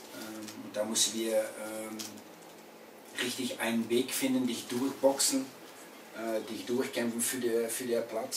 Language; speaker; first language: German; non-native, fluent; Dutch